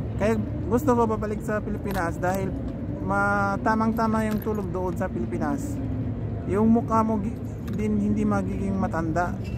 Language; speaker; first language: Filipino; non-native, learner; Persian